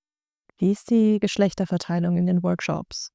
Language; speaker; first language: German; native; German